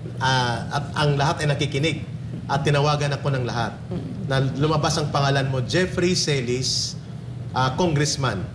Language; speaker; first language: Filipino; non-native, local second language; Hiligaynon